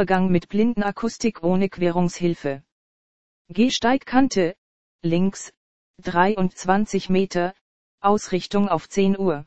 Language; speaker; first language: German; native; German